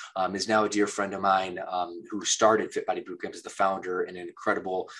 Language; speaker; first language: English; native; English